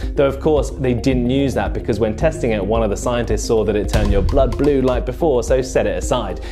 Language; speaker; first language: English; native; English